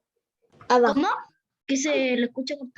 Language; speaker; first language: Spanish; native; Spanish